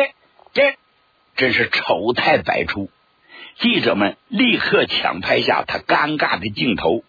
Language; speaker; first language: Chinese; native; Chinese